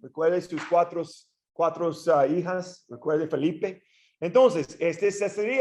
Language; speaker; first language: Spanish; non-native, fluent; English